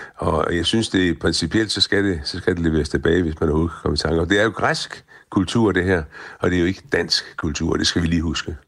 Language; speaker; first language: Danish; native; Danish